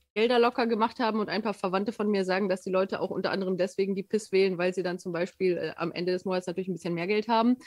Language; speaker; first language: German; native; German